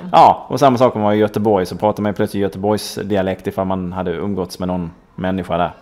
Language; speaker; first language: Swedish; native; Swedish